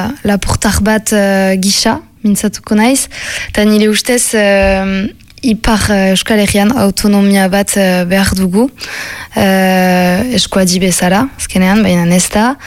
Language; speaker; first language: Basque; non-native, local second language; French